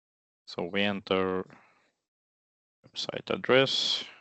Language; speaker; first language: English; non-native, fluent; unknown